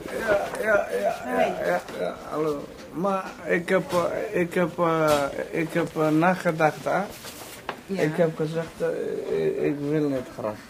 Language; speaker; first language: Dutch; non-native, learner; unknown